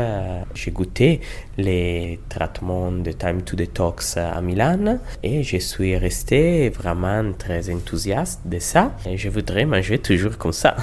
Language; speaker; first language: French; non-native, learner; Italian